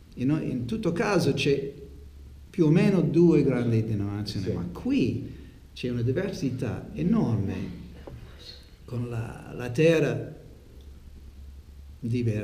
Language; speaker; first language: Italian; non-native, learner; English